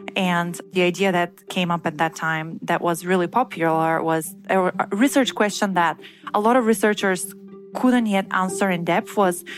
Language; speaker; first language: English; non-native, fluent; Bulgarian